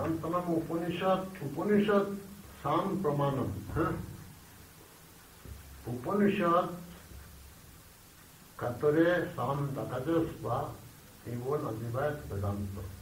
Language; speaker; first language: Russian; non-native, learner; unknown